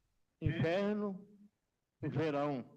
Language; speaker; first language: Portuguese; non-native, local second language; Yanomámi